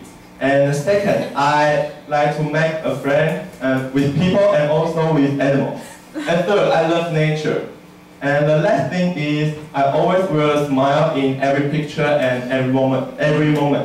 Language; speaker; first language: English; non-native, learner; Chinese